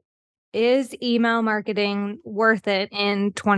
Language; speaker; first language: English; native; English